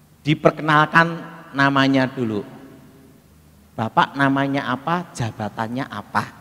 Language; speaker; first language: Indonesian; native; Indonesian